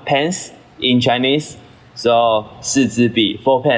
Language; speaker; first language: English; non-native, learner; Chinese